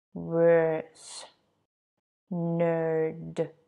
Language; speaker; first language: English; non-native, fluent; Russian